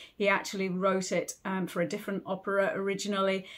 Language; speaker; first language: English; native; English